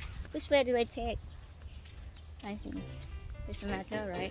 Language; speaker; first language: English; non-native, fluent; Thai